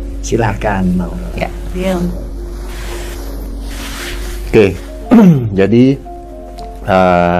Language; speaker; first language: Indonesian; native; Indonesian